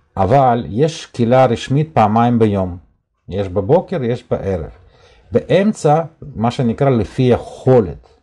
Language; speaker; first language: Hebrew; non-native, fluent; Russian